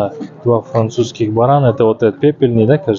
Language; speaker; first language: Russian; non-native, local second language; Kyrgyz